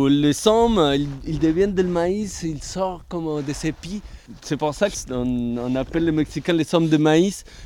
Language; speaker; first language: French; non-native, fluent; Spanish